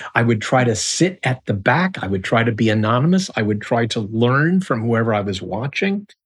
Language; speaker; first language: English; native; English